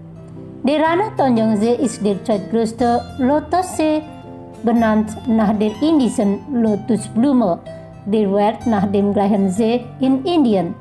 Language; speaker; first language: German; non-native, fluent; Indonesian